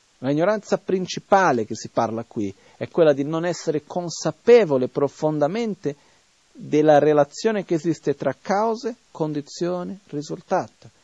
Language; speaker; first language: Italian; non-native, fluent; Portuguese